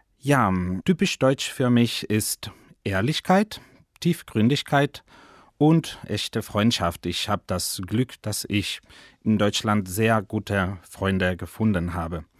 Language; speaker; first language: German; non-native, fluent; Spanish